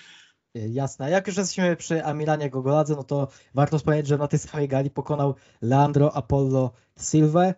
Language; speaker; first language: Polish; native; Polish